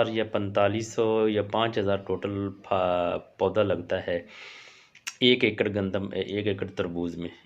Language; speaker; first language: Hindi; non-native, local second language; Punjabi